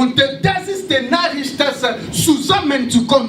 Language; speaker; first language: German; non-native, learner; French